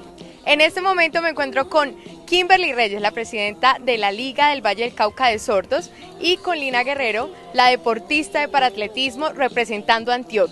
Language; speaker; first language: Spanish; native; Spanish